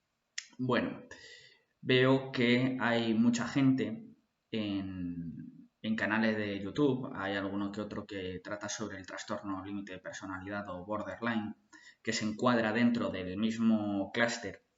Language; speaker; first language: Spanish; native; Spanish